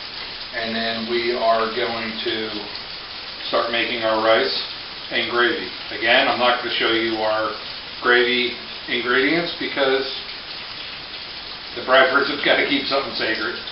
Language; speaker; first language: English; native; English